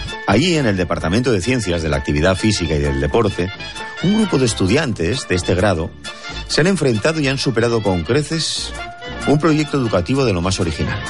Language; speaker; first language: Spanish; native; Spanish